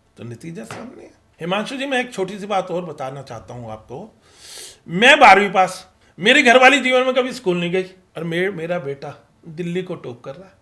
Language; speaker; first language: Hindi; non-native, local second language; Punjabi